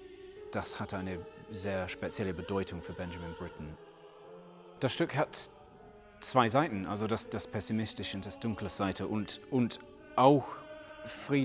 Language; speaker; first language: German; non-native, fluent; English